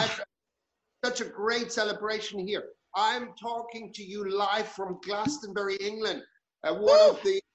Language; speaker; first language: English; non-native, fluent; German